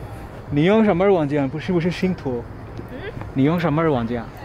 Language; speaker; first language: Chinese; non-native, learner; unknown